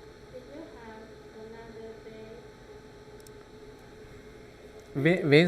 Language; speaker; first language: English; non-native, learner; Chinese